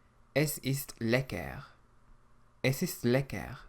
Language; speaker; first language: German; non-native, fluent; English